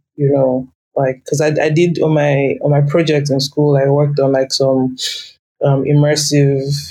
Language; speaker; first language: English; non-native, local second language; Yoruba